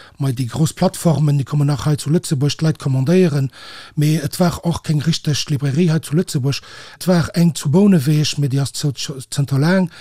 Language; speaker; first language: Luxembourgish; early bilingual, other home language; Portuguese